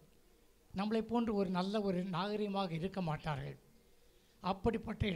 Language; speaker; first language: Tamil; native; Tamil